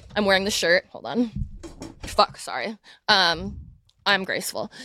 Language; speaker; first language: English; native; English